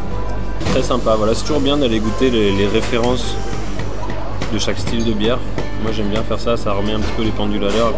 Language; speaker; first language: French; native; French